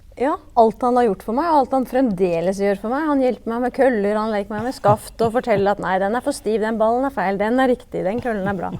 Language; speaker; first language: Norwegian; native; Norwegian